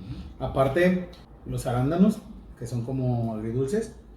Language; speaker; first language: Spanish; native; Spanish